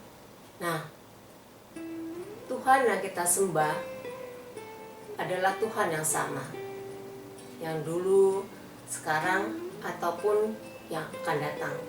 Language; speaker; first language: Indonesian; native; Indonesian